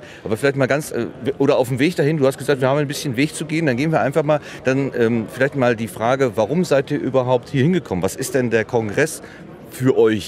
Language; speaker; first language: German; native; German